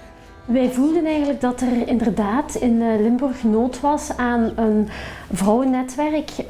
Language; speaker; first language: Dutch; native; Dutch